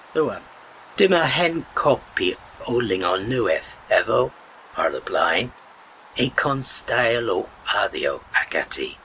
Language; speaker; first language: Welsh; non-native, learner; English